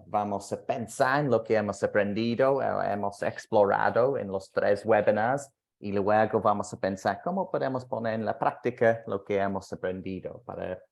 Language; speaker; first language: Spanish; non-native, fluent; English